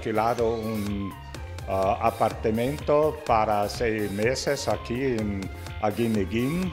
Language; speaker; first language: Spanish; non-native, learner; German